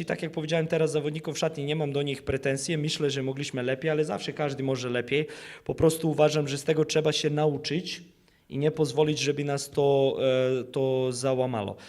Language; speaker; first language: Polish; non-native, fluent; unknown